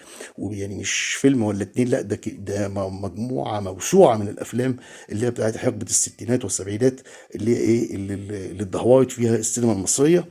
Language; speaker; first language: Arabic; native; Arabic